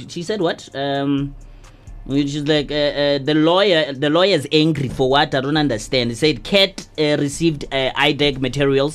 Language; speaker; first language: English; non-native, local second language; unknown